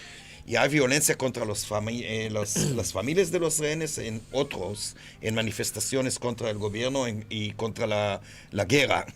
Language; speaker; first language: Spanish; non-native, fluent; Hebrew